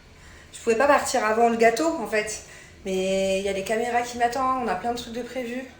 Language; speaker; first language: French; native; French